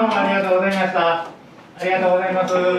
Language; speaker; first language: Japanese; native; Japanese